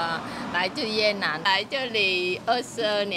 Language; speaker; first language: Chinese; non-native, fluent; Vietnamese